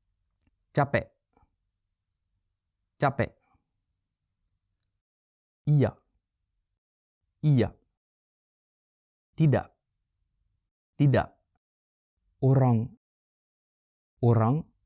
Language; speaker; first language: Indonesian; non-native, fluent; French